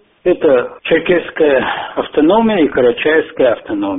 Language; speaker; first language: Russian; non-native, local second language; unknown